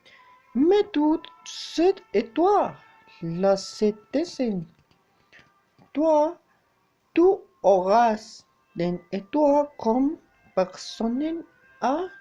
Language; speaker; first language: French; non-native, learner; Spanish